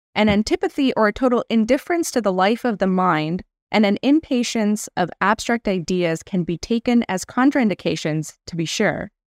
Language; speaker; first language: English; non-native, local second language; Hindi